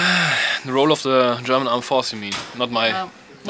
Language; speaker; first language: English; non-native, fluent; German